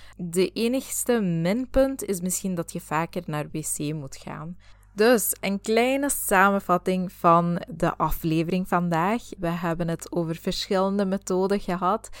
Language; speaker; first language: Dutch; native; Dutch